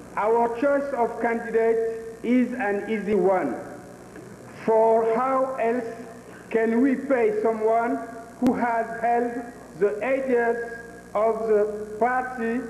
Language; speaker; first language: English; non-native, fluent; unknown